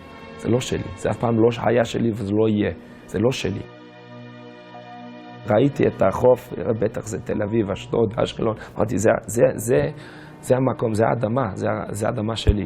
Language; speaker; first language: Hebrew; non-native, fluent; English